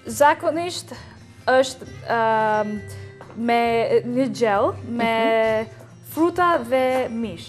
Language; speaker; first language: Albanian; non-native, learner; English